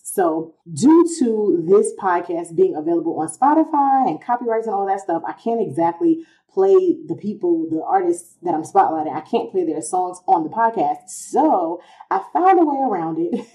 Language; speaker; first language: English; native; English